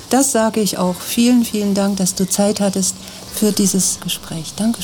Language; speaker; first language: German; native; German